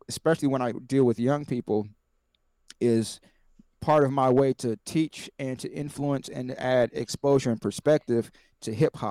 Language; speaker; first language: English; native; English